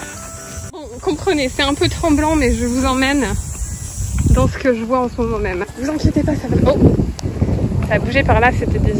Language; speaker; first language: French; native; French